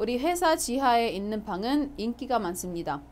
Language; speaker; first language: Korean; non-native, fluent; Arabic